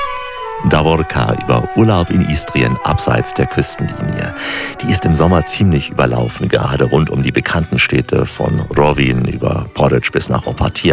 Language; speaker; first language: German; native; German